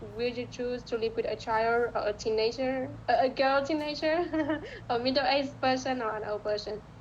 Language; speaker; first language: English; non-native, learner; Vietnamese